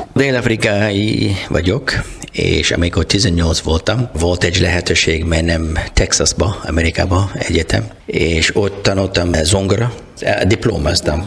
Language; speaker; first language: Hungarian; non-native, learner; English